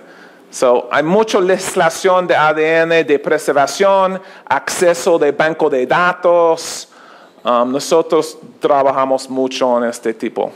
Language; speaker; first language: Spanish; non-native, learner; English